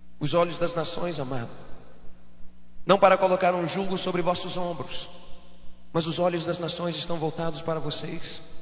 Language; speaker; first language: Portuguese; non-native, fluent; English